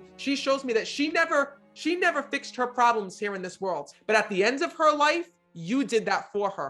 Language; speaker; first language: English; native; English